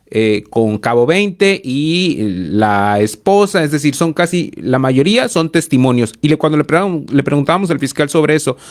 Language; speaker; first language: Spanish; native; Spanish